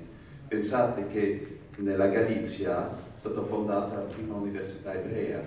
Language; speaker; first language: Italian; non-native, fluent; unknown